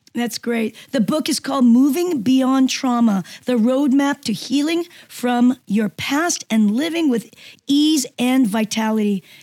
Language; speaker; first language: English; non-native, fluent; Korean